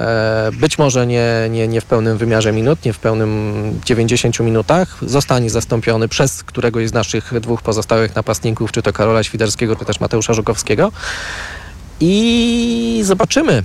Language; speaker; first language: Polish; native; Polish